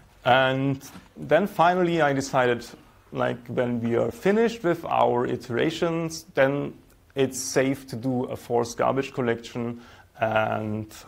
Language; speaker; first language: English; non-native, fluent; German